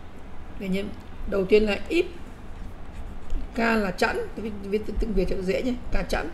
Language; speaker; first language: Vietnamese; native; Vietnamese